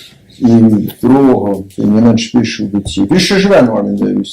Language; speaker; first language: Ukrainian; early bilingual, heritage; Ukrainian